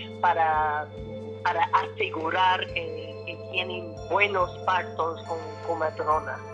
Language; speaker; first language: Spanish; non-native, learner; English